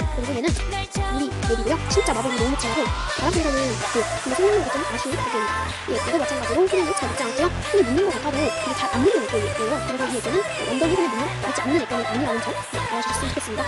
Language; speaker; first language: Korean; native; Korean